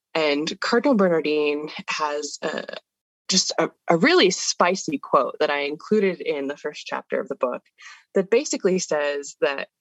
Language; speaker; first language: English; native; English